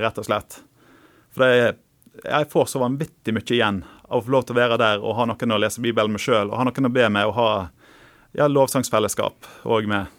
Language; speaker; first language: Norwegian; native; Norwegian